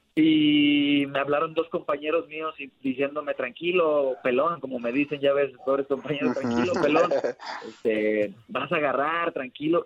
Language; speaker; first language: Spanish; native; Spanish